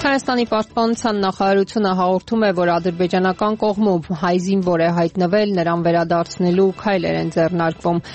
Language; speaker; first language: Armenian; native; Armenian